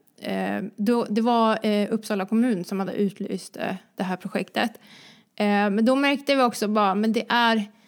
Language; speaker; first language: Swedish; early bilingual, other home language; Croatian